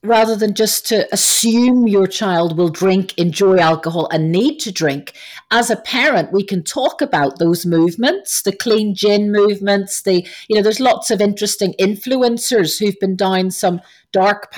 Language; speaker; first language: English; native; English